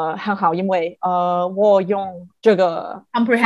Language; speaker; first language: Chinese; non-native, learner; English